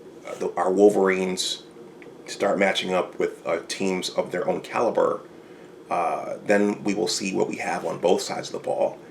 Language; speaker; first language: English; native; English